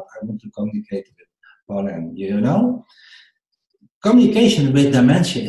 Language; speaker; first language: English; non-native, fluent; Dutch